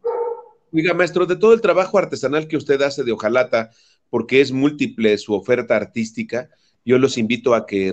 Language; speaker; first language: Spanish; native; Spanish